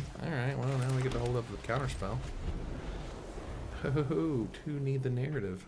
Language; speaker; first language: English; native; English